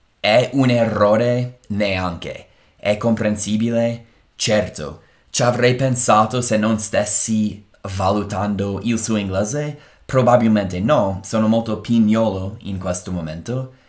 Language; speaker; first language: Italian; non-native, fluent; English